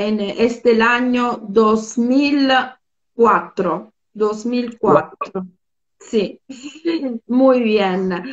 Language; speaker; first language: Spanish; non-native, fluent; Italian